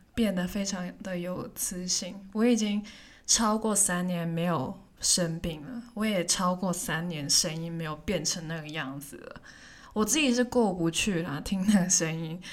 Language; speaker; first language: Chinese; non-native, local second language; Cantonese